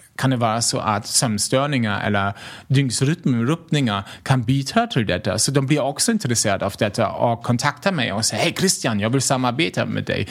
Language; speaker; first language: Swedish; non-native, fluent; German